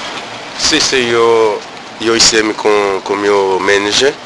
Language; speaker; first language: Italian; non-native, learner; Portuguese